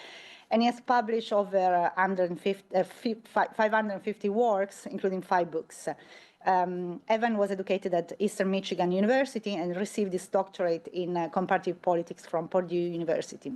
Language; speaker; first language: English; non-native, fluent; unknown